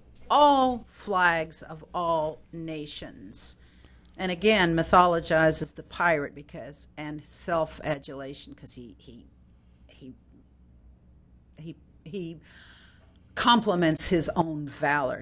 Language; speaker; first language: English; native; English